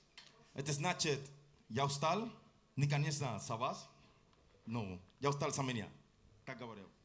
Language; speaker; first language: Russian; non-native, learner; Spanish